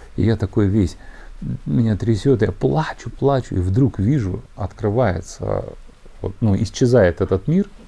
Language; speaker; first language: Russian; native; Russian